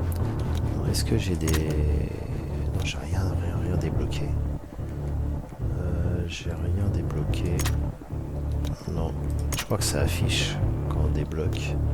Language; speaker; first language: French; native; French